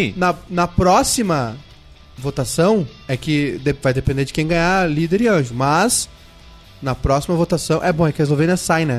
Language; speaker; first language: Portuguese; native; Portuguese